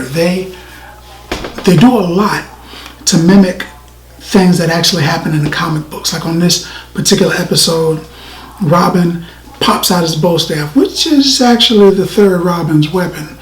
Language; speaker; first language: English; native; English